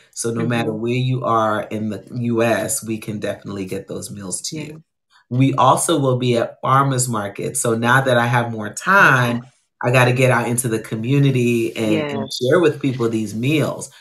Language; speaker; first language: English; native; English